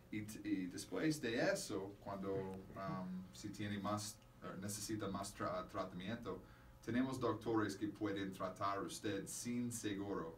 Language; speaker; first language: Spanish; non-native, fluent; English